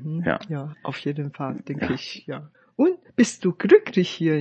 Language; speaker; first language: German; non-native, fluent; Chinese